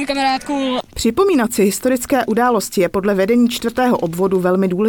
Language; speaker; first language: Czech; native; Czech